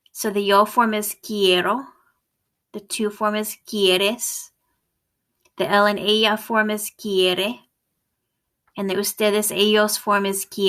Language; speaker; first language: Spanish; non-native, fluent; English